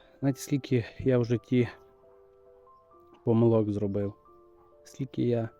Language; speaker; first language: Ukrainian; native; Ukrainian